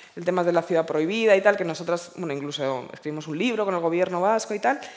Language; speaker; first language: Spanish; native; Spanish